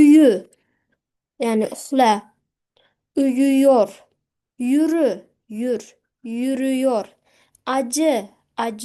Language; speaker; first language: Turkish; non-native, fluent; Uzbek